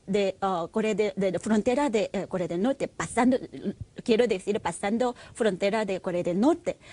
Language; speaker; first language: Spanish; non-native, fluent; Korean